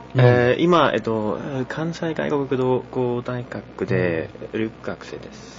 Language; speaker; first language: Japanese; non-native, learner; Icelandic